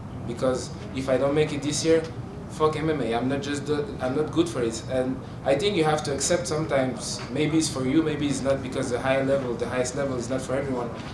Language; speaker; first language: English; non-native, fluent; French